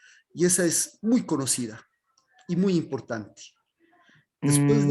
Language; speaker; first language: Spanish; native; Spanish